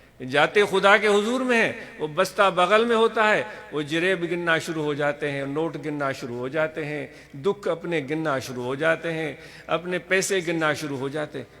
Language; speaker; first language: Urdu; non-native, local second language; Sindhi